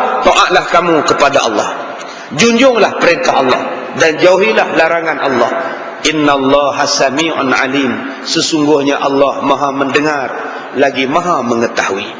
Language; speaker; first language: Malay; native; Malay